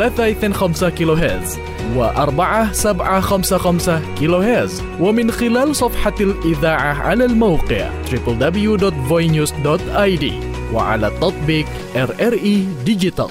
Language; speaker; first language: Arabic; non-native, fluent; Indonesian